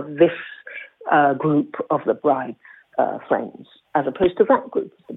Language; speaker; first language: English; native; English